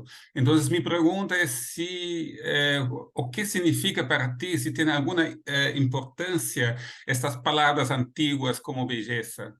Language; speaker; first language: Spanish; non-native, fluent; Portuguese